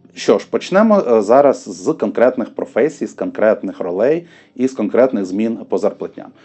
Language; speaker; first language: Ukrainian; non-native, local second language; Russian